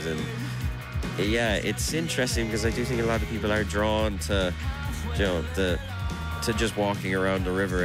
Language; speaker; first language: English; native; English